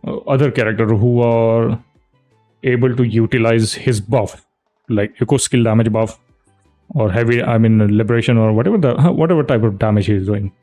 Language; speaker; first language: English; non-native, local second language; Hindi